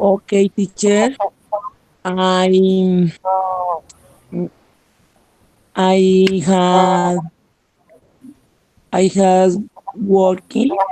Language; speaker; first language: English; non-native, learner; Spanish